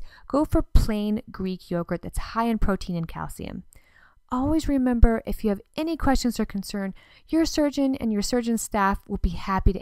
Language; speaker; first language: English; native; English